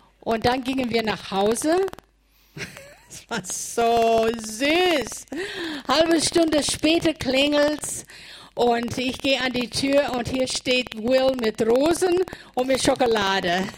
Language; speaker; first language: German; non-native, fluent; English